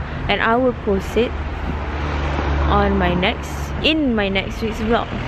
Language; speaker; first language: English; non-native, local second language; Malay